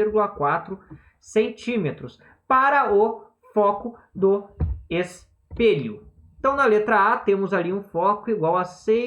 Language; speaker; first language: Portuguese; native; Portuguese